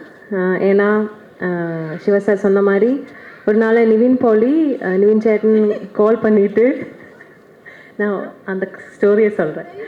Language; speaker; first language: Tamil; non-native, learner; Malayalam